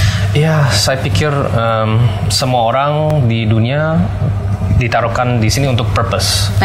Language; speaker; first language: Indonesian; early bilingual, heritage; English